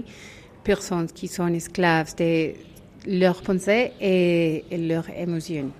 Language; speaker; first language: French; non-native, fluent; Spanish